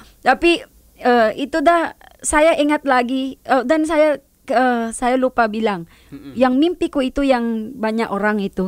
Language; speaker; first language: Indonesian; non-native, learner; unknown